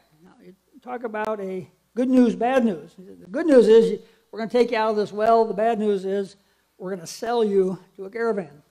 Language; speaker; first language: English; native; English